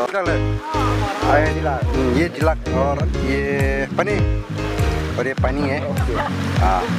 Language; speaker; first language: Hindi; non-native, local second language; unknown